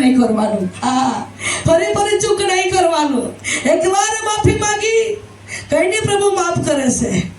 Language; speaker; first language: Gujarati; non-native, local second language; Gamit